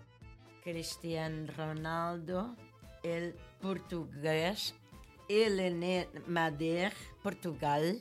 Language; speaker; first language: Portuguese; non-native, learner; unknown